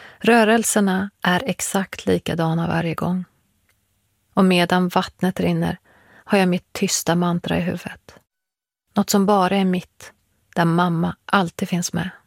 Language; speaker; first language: Swedish; early bilingual, other home language; Persian